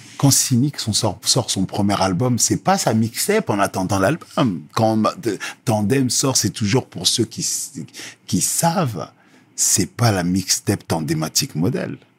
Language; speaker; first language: French; early bilingual, other home language; Lingala